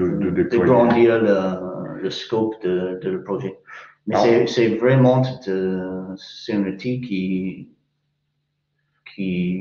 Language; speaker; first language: French; non-native, fluent; English